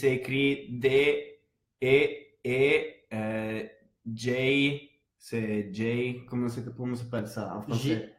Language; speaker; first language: French; non-native, fluent; Italian